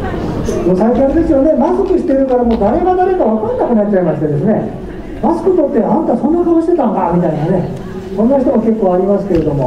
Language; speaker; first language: Japanese; native; Japanese